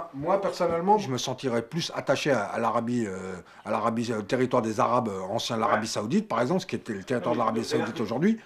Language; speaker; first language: French; early bilingual, other home language; Arabic